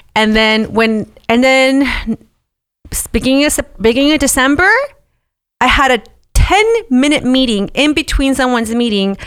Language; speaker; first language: English; early bilingual, other home language; Spanish